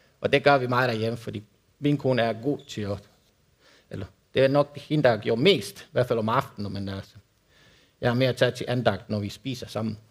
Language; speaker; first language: Danish; non-native, fluent; Spanish